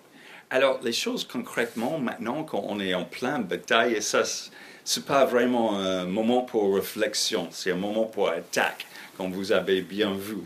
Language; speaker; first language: French; non-native, fluent; English